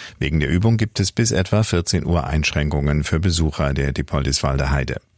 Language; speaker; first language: German; native; German